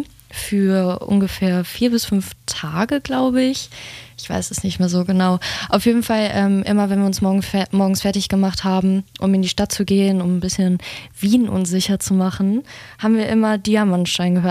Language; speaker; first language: German; native; German